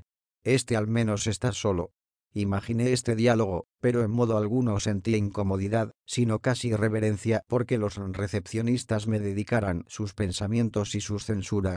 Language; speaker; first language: Spanish; native; Spanish